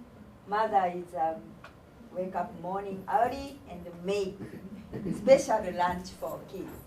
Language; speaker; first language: English; non-native, learner; Japanese